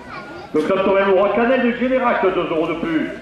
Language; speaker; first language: French; native; French